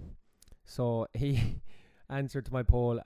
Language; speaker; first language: English; native; English